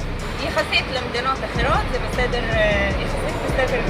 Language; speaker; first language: Hebrew; non-native, local second language; Arabic